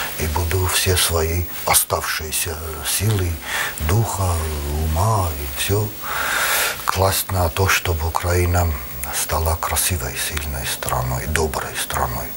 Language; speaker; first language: Russian; non-native, local second language; Armenian